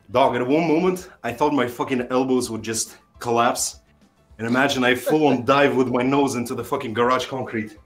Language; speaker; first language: English; non-native, fluent; Russian